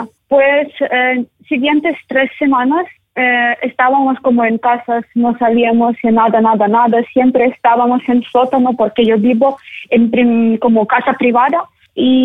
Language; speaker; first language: Spanish; non-native, learner; Ukrainian